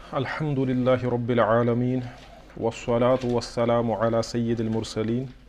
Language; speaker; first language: Urdu; non-native, local second language; Kashmiri